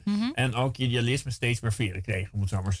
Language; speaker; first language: Dutch; native; Dutch